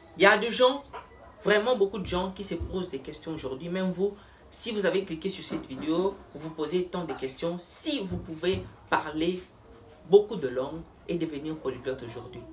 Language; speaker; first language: French; non-native, local second language; Lingala